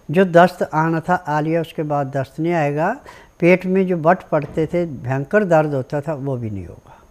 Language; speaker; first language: Hindi; native; Hindi